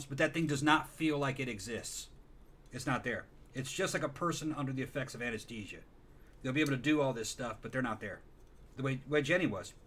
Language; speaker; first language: English; native; English